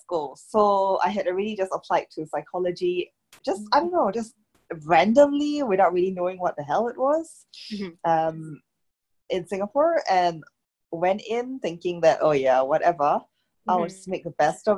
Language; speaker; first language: English; native; English